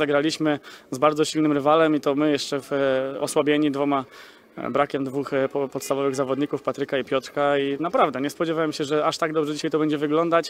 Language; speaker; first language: Polish; native; Polish